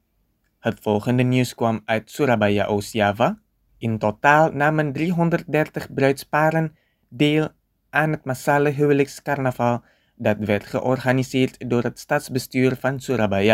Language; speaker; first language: Dutch; non-native, fluent; Indonesian